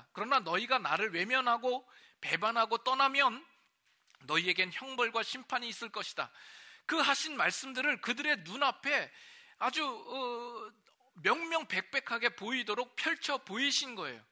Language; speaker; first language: Korean; native; Korean